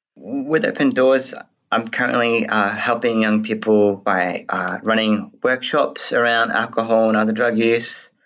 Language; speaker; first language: English; native; English